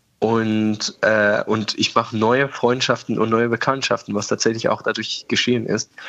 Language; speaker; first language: German; non-native, fluent; Persian